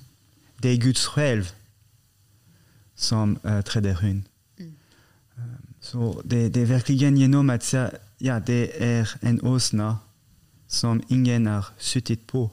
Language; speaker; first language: Swedish; non-native, fluent; French